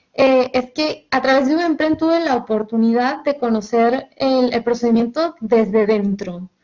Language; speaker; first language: Spanish; native; Spanish